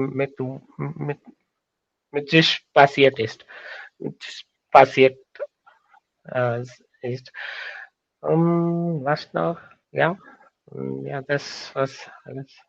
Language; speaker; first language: German; non-native, learner; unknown